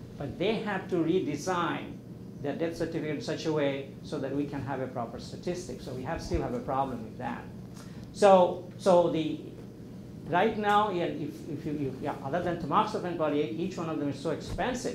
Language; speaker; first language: English; non-native, local second language; Bangla